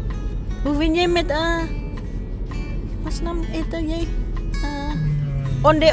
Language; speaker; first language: Dutch; non-native, learner; Indonesian